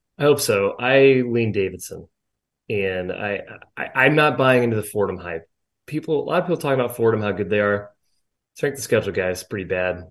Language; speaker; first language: English; native; English